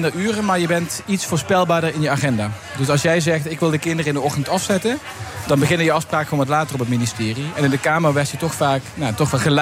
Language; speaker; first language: Dutch; native; Dutch